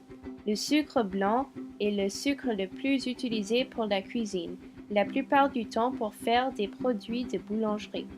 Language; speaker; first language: French; non-native, fluent; English